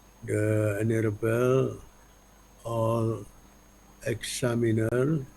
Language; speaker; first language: English; non-native, learner; Indonesian